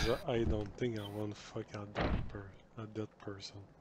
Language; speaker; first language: English; non-native, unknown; French